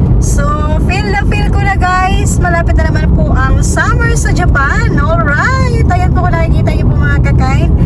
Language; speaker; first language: Filipino; non-native, local second language; Cebuano